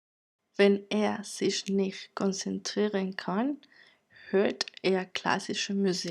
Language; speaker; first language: German; non-native, fluent; Spanish